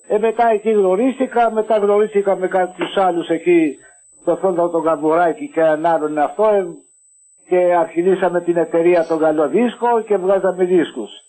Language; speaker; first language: Greek; early bilingual, other home language; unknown